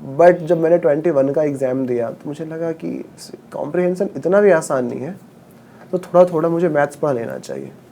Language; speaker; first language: Hindi; non-native, local second language; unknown